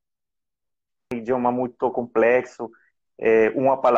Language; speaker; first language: Portuguese; non-native, fluent; Spanish